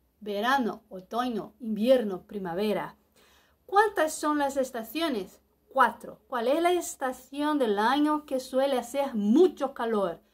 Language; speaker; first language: Spanish; non-native, fluent; Portuguese